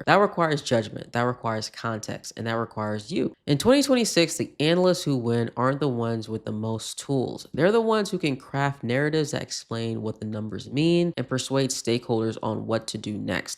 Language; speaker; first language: English; native; English